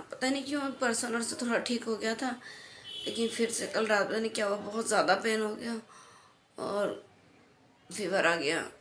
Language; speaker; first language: Hindi; native; Hindi